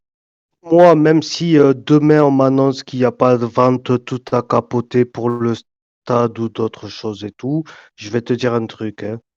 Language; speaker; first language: French; native; French